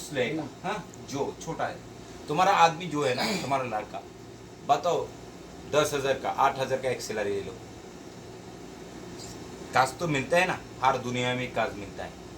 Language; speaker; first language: Hindi; non-native, learner; Bangla